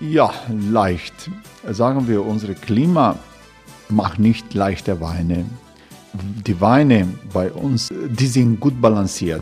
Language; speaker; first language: German; non-native, learner; Croatian